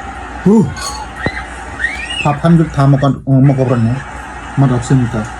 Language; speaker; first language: Korean; non-native, learner; Vietnamese